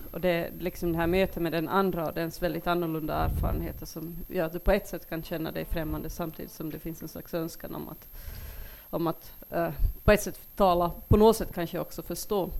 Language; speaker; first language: Swedish; native; Swedish